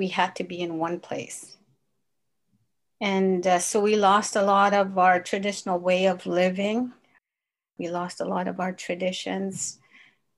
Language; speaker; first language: English; non-native, fluent; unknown